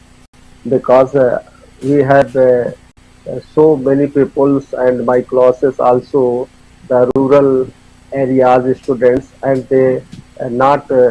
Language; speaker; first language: English; non-native, learner; Hindi